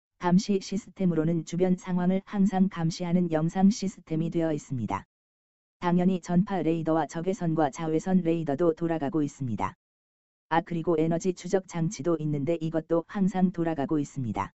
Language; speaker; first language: Korean; native; Korean